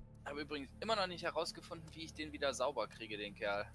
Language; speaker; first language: German; native; German